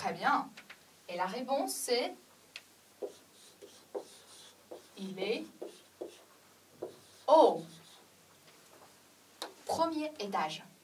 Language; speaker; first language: French; non-native, fluent; Chinese